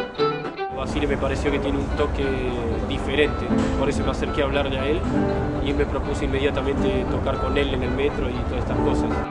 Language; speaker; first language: Spanish; native; Spanish